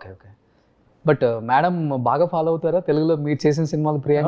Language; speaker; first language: Telugu; native; Telugu